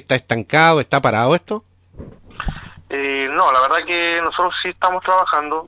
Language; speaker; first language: Spanish; native; Spanish